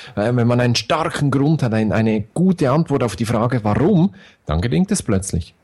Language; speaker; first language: German; native; German